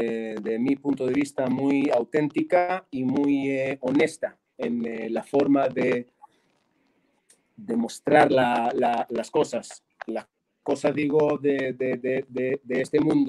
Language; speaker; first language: Spanish; non-native, fluent; Hebrew